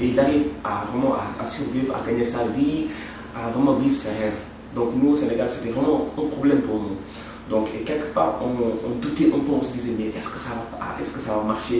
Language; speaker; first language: French; non-native, local second language; Wolof